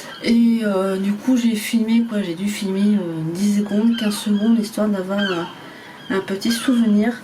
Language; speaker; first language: French; native; French